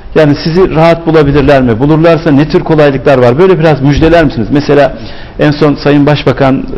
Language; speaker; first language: Turkish; native; Turkish